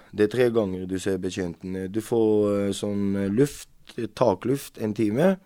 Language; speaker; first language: Norwegian; non-native, fluent; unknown